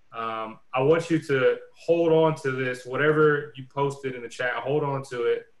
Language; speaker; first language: English; native; English